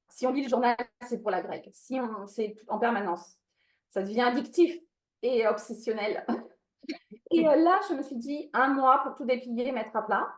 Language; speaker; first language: French; non-native, fluent; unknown